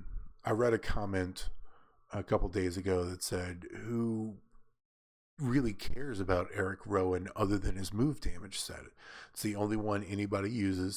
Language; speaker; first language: English; native; English